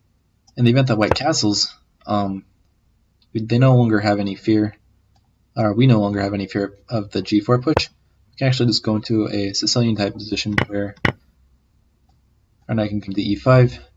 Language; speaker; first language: English; native; English